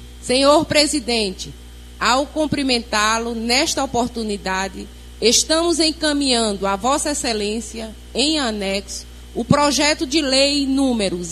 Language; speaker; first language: Portuguese; native; Portuguese